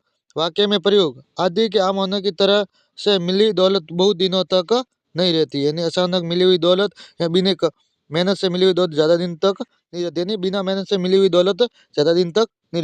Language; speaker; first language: Hindi; native; Hindi